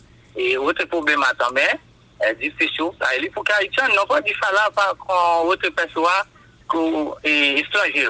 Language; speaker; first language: Portuguese; non-native, local second language; Haitian Creole